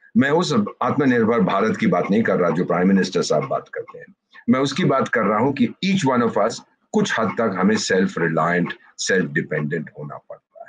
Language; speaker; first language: Hindi; native; Hindi